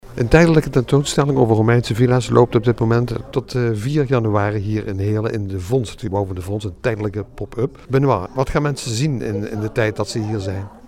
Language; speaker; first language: Dutch; native; Dutch